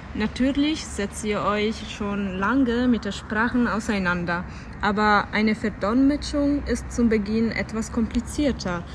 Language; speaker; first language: German; non-native, fluent; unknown